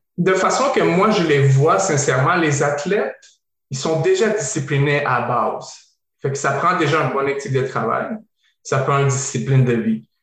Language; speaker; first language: French; early bilingual, other home language; Bosnian